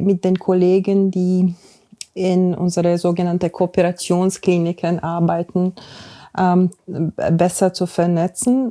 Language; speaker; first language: German; non-native, fluent; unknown